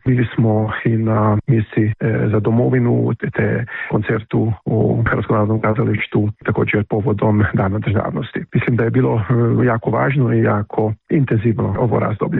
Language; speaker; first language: Croatian; early bilingual, heritage; Croatian